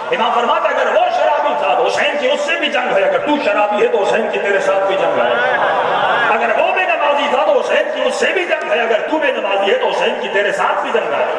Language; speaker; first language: Urdu; non-native, local second language; Sindhi